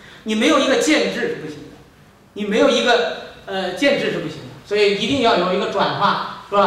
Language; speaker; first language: Chinese; native; Chinese